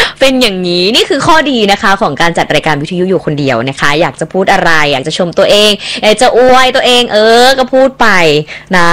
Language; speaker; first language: Thai; native; Thai